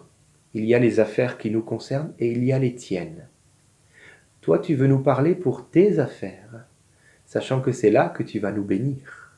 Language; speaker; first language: French; native; French